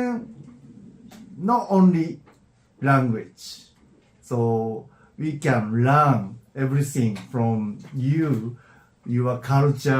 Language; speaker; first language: English; non-native, learner; Japanese